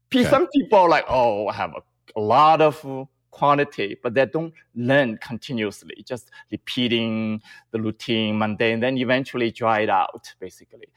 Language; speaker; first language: English; non-native, fluent; Chinese